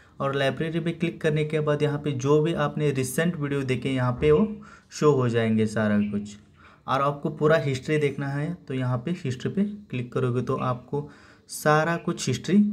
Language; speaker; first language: Hindi; non-native, local second language; Marathi